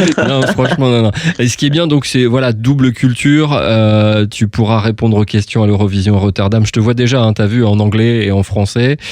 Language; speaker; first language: French; native; French